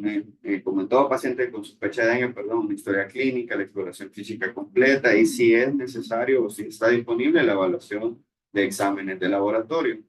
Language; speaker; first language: Spanish; native; Spanish